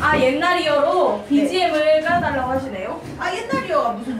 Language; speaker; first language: Korean; native; Korean